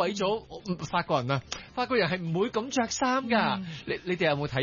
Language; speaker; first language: Cantonese; native; Cantonese